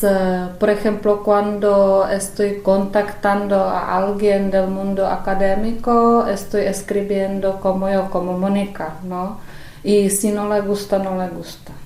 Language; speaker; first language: Spanish; non-native, fluent; Czech